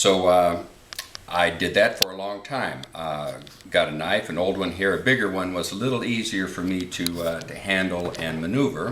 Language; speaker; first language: English; native; English